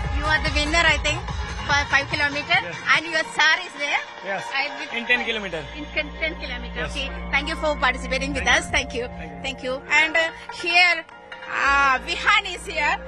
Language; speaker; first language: English; non-native, local second language; Malayalam